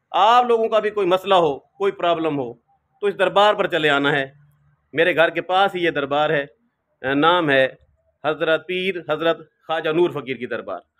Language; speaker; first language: Urdu; non-native, local second language; Saraiki